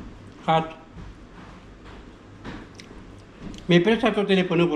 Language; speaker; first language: Spanish; non-native, learner; Filipino